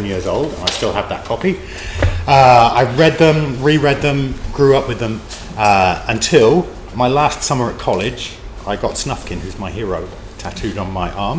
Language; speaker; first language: English; native; English